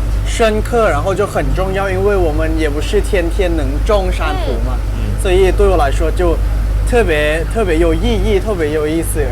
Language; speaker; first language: Chinese; non-native, fluent; Thai